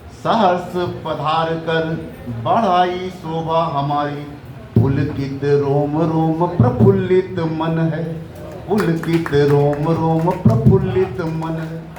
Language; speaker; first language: Hindi; native; Hindi